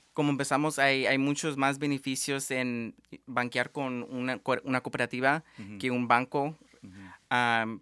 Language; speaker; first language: Spanish; early bilingual, heritage; Spanish